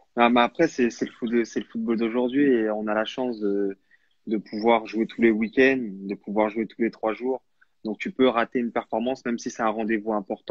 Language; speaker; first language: French; native; French